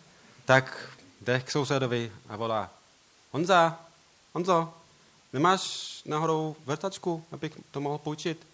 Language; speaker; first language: Czech; non-native, learner; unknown